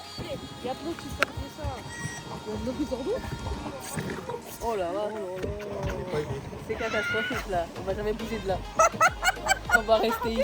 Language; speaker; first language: French; native; French